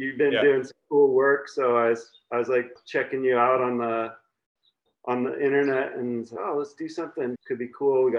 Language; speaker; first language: English; native; English